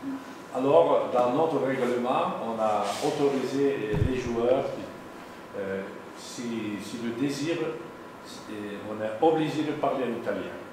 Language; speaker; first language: French; non-native, local second language; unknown